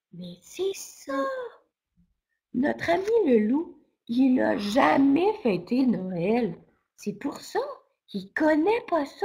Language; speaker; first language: French; native; French